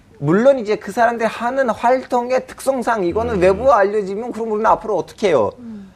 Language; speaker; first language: Korean; non-native, fluent; Turkish